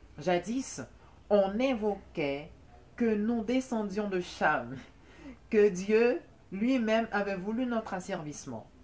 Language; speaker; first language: French; non-native, local second language; Haitian Creole